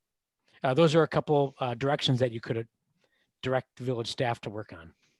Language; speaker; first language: English; native; English